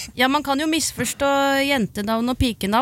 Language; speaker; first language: Norwegian; native; Norwegian